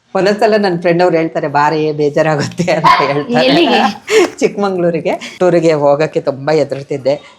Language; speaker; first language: Kannada; native; Kannada